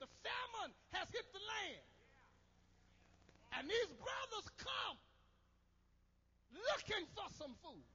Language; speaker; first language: English; native; English